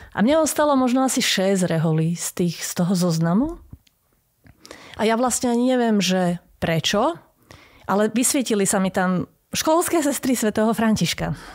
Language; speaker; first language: Slovak; native; Slovak